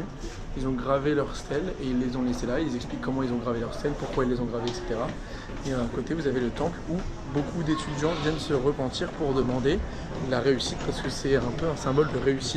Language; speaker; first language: French; native; French